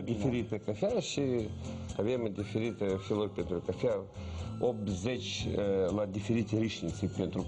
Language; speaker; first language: Romanian; non-native, learner; Russian